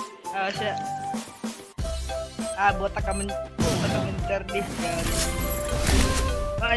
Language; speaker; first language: Indonesian; native; Indonesian